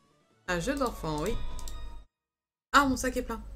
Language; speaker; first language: French; native; French